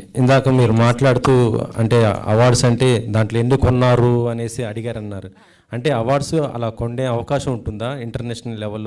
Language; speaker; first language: Telugu; native; Telugu